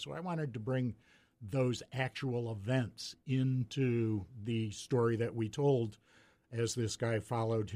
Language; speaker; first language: English; native; English